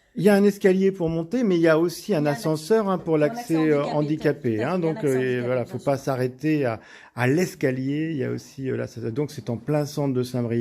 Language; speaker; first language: French; native; French